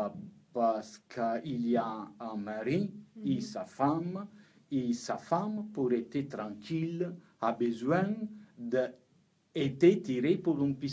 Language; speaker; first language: French; non-native, learner; Italian